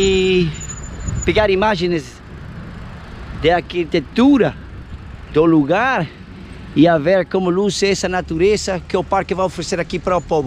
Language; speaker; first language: Portuguese; non-native, fluent; Spanish